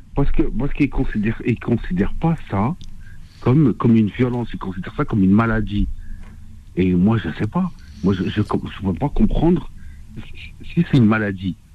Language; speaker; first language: French; non-native, local second language; Arabic